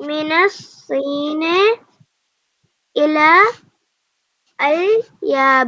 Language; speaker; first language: Arabic; non-native, learner; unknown